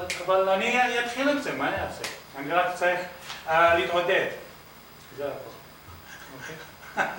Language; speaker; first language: Hebrew; early bilingual, other home language; Arabic